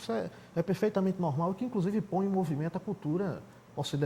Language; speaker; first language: Portuguese; native; Portuguese